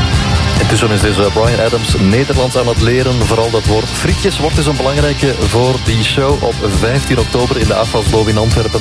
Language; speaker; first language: Dutch; native; Dutch